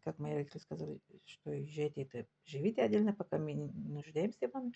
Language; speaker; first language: Russian; non-native, local second language; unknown